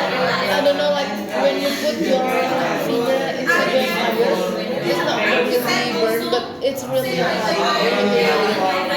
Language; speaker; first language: English; non-native, learner; Indonesian